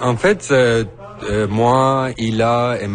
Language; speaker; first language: French; non-native, fluent; Persian